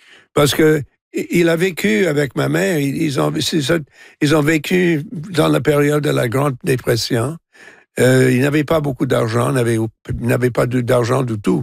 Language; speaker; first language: French; non-native, local second language; English